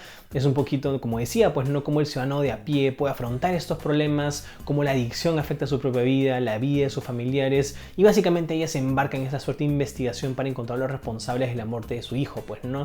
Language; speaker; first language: Spanish; native; Spanish